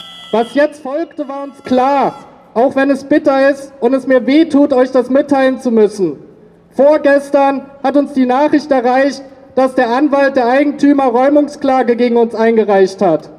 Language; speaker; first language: German; native; German